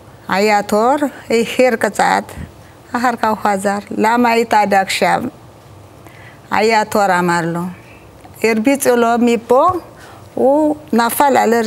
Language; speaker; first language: Hebrew; non-native, learner; Amharic